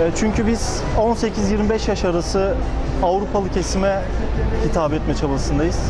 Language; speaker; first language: Turkish; early bilingual, heritage; Turkish